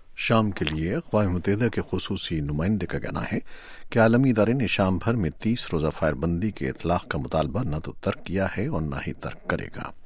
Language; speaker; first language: Urdu; native; Urdu